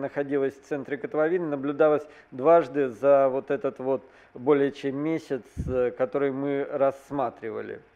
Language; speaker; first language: Russian; native; Russian